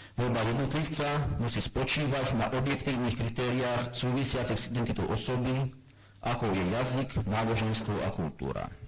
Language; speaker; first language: Slovak; non-native, local second language; German